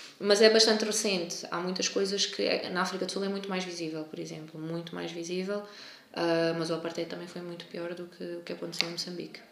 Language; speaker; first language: Portuguese; native; Portuguese